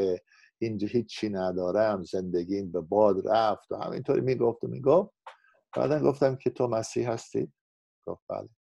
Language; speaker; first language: Persian; non-native, fluent; English